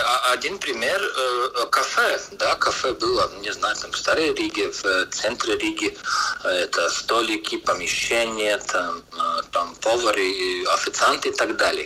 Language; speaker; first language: Russian; non-native, local second language; Latvian